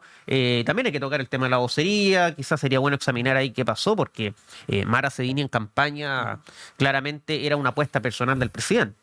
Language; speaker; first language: Spanish; native; Spanish